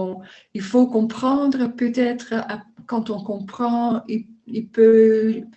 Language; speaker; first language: French; non-native, learner; Dutch